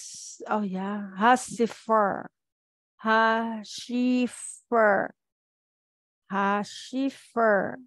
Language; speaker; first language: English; non-native, local second language; Filipino